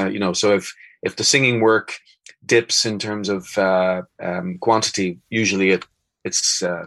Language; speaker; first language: English; native; English